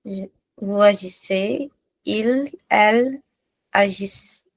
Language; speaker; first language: French; non-native, learner; Portuguese